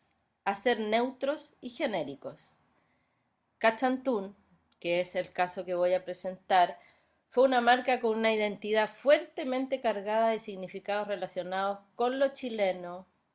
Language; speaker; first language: Spanish; native; Spanish